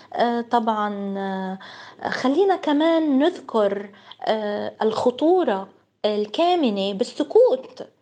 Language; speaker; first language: Arabic; native; Arabic